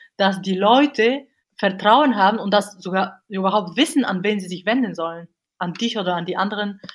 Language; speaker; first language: German; non-native, fluent; Bulgarian